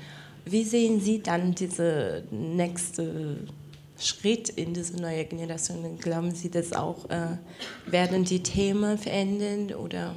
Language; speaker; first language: German; non-native, fluent; Portuguese